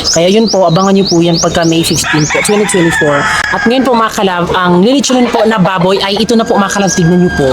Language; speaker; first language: Filipino; non-native, local second language; Cebuano